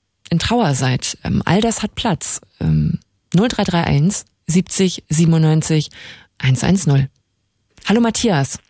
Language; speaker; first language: German; native; German